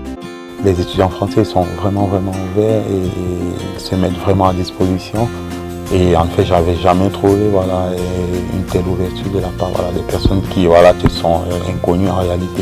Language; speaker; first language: French; non-native, fluent; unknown